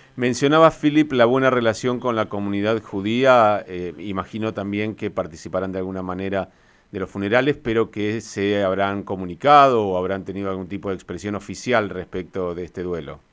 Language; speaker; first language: Spanish; native; Spanish